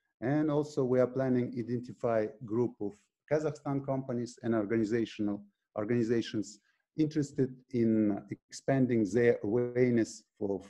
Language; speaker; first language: English; non-native, fluent; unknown